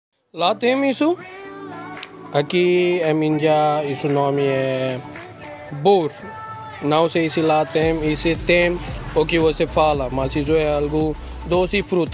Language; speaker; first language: Portuguese; non-native, learner; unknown